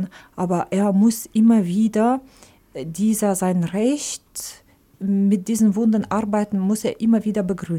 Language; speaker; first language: German; non-native, fluent; Ukrainian